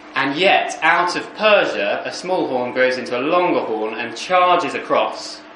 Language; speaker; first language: English; native; English